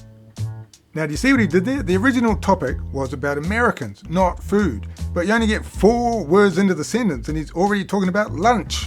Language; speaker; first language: English; native; English